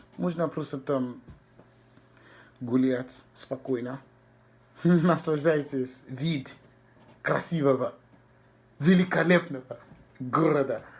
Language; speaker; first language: Russian; non-native, fluent; English